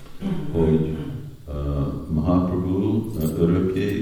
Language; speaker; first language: Hungarian; native; Hungarian